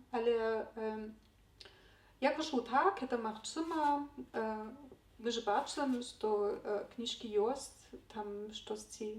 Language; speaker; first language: Polish; non-native, learner; Belarusian